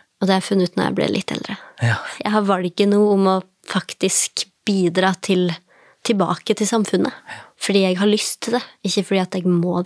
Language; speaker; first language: Norwegian; native; Norwegian